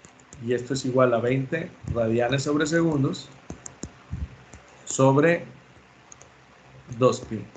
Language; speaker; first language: Spanish; native; Spanish